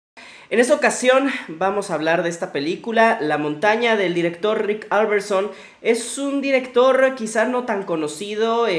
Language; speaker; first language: Spanish; native; Spanish